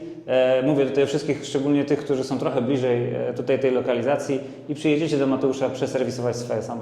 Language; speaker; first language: Polish; native; Polish